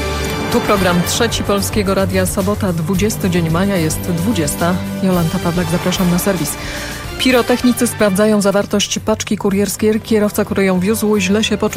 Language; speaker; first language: Polish; native; Polish